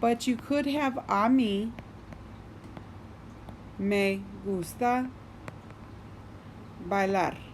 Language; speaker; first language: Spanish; non-native, fluent; English